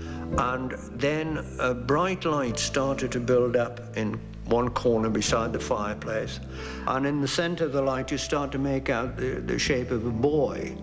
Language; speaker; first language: English; native; English